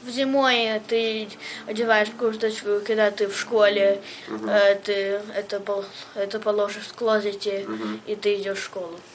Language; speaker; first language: Russian; early bilingual, heritage; Russian